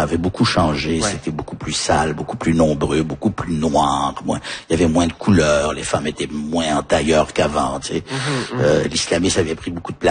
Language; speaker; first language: French; native; French